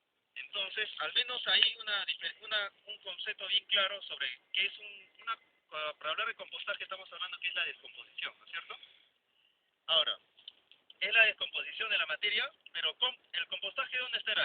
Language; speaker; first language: Spanish; native; Spanish